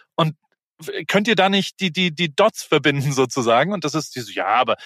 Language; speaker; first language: German; native; German